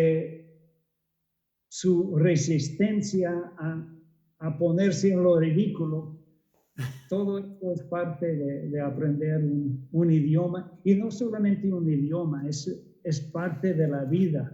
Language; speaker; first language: Spanish; non-native, fluent; English